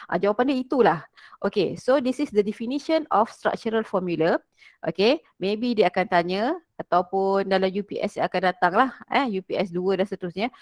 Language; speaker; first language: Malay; native; Malay